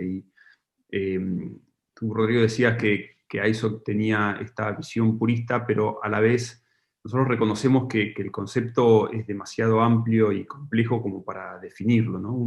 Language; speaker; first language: Spanish; native; Spanish